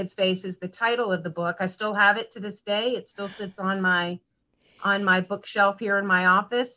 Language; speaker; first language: English; native; English